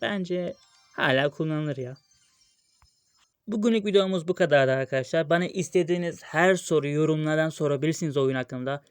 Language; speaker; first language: Turkish; native; Turkish